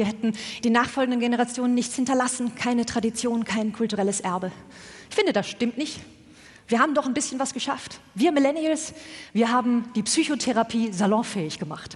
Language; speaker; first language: German; native; German